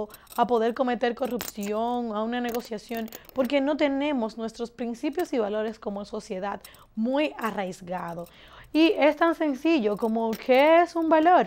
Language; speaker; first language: Spanish; native; Spanish